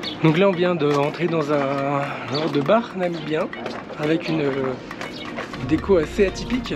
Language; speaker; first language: French; native; French